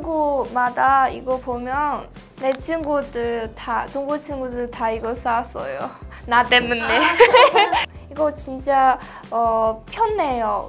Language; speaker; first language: Korean; non-native, fluent; Chinese